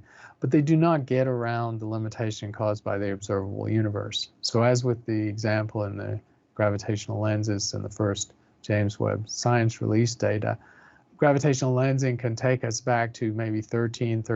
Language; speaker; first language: English; native; English